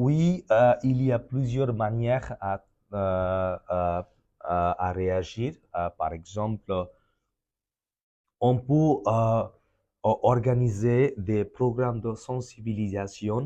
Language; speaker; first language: French; non-native, fluent; Bangla